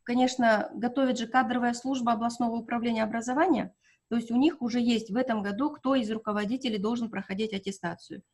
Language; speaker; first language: Russian; non-native, local second language; Kazakh